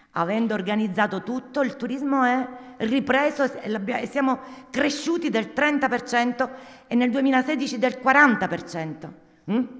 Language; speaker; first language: Italian; native; Italian